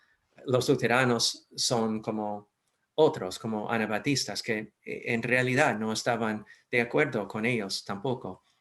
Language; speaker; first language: Spanish; non-native, fluent; English